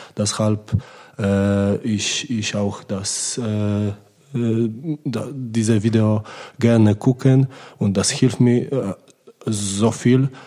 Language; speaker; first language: German; non-native, learner; Polish